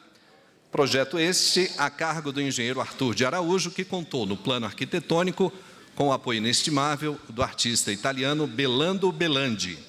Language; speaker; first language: Portuguese; native; Portuguese